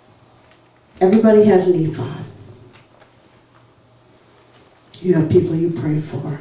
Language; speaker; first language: English; native; English